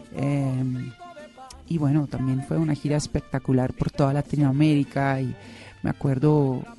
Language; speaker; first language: Spanish; non-native, fluent; Dutch